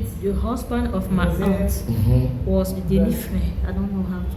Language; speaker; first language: English; non-native, learner; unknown